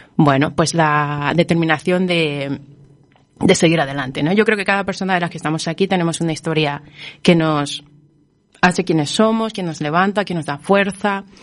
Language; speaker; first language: Spanish; native; Spanish